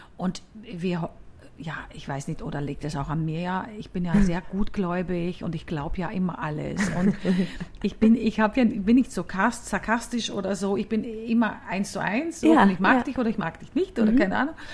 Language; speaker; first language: German; non-native, fluent; Dutch